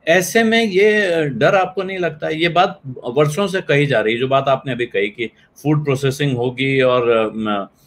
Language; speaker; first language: Hindi; native; Hindi